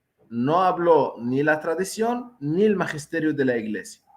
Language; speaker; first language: Spanish; non-native, fluent; Arabic